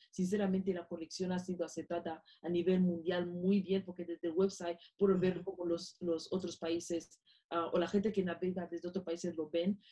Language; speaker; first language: Spanish; non-native, local second language; Fang